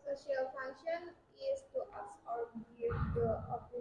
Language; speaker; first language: English; non-native, learner; Indonesian